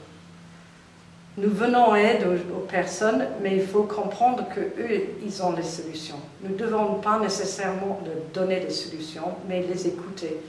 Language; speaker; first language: French; non-native, fluent; English